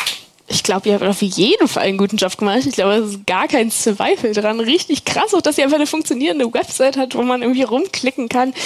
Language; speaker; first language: German; native; German